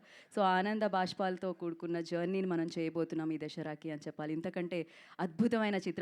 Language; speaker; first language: Telugu; native; Telugu